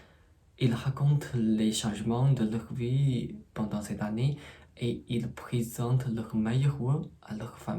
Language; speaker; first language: French; non-native, fluent; Chinese